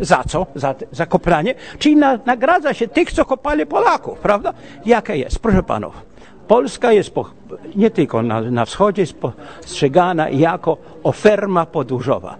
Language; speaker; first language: Polish; early bilingual, heritage; Polish